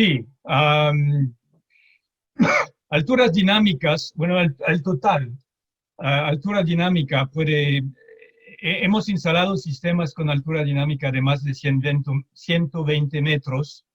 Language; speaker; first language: Spanish; non-native, fluent; French